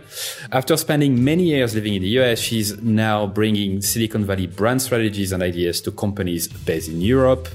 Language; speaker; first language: English; non-native, fluent; French